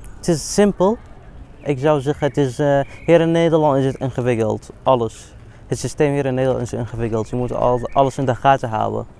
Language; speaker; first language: Dutch; non-native, fluent; Arabic